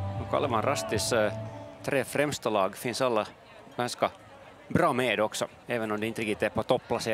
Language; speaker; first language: Swedish; native; Swedish